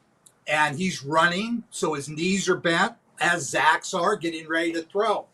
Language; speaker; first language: English; native; English